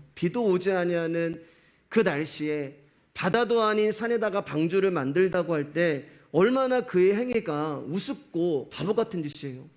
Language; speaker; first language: Korean; native; Korean